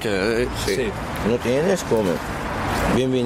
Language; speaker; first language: Spanish; non-native, learner; Arabic